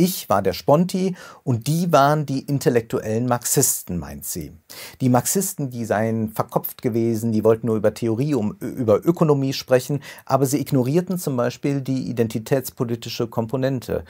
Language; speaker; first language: German; native; German